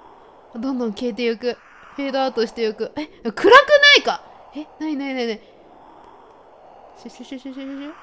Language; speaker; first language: Japanese; native; Japanese